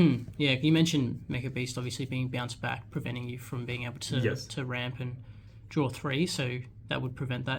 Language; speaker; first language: English; native; English